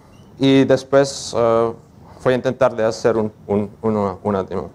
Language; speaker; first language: Spanish; non-native, learner; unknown